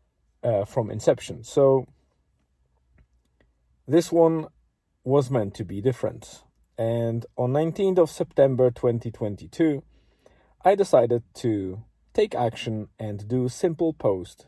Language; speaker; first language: English; non-native, fluent; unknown